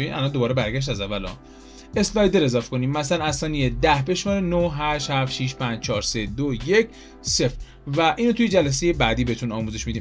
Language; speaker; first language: Persian; native; Persian